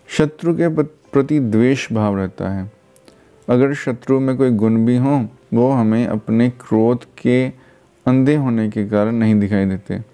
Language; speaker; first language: Hindi; non-native, local second language; Punjabi